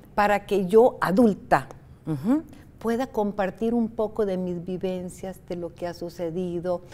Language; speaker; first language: Spanish; native; Spanish